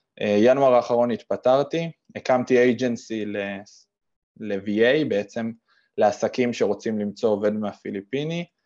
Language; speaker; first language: Hebrew; native; Hebrew